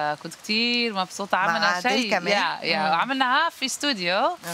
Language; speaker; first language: Arabic; non-native, learner; Dutch